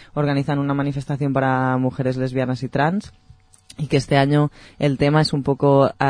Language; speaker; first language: Spanish; native; Spanish